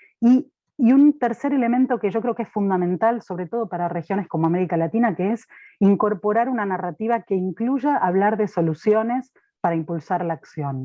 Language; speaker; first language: Spanish; native; Spanish